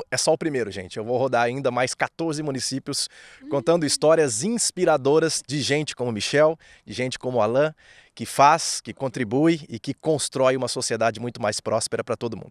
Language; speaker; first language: Portuguese; native; Portuguese